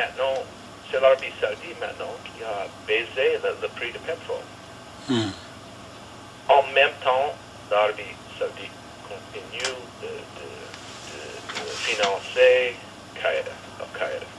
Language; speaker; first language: French; non-native, fluent; English